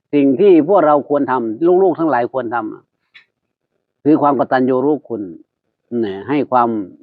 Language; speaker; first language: Thai; native; Thai